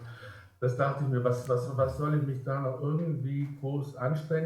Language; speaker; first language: German; native; German